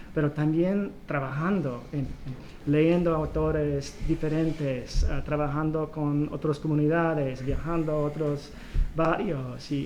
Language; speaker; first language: Spanish; non-native, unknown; English